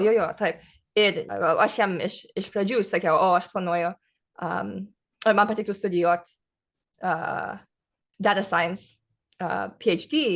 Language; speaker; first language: Lithuanian; early bilingual, heritage; English